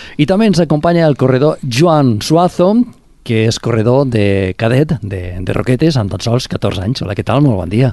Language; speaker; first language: Catalan; native; Catalan